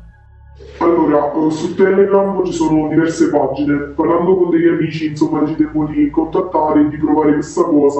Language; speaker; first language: Italian; native; Italian